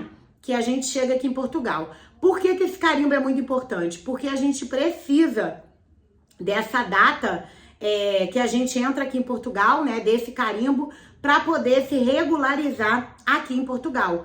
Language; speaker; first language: Portuguese; native; Portuguese